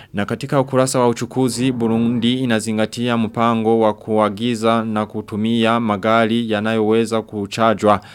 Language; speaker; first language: Swahili; non-native, local second language; Rundi